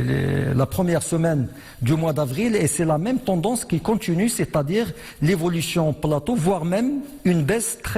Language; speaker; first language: French; non-native, local second language; Arabic